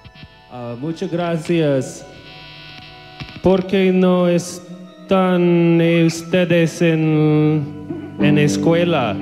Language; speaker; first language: Spanish; non-native, learner; English